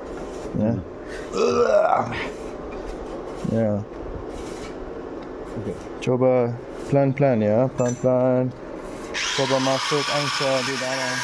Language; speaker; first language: Indonesian; non-native, learner; English